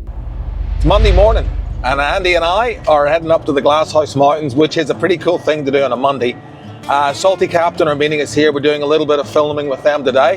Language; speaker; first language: English; native; English